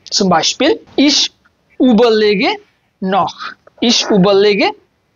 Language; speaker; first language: German; non-native, learner; Bangla